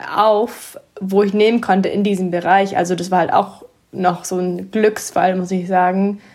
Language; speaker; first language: German; early bilingual, heritage; English